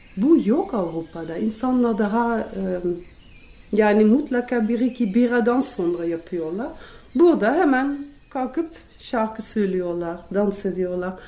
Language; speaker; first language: Turkish; non-native, fluent; Dutch